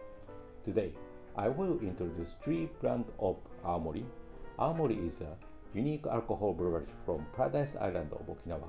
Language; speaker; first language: English; non-native, fluent; Japanese